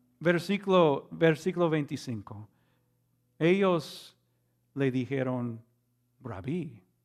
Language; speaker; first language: Spanish; non-native, fluent; English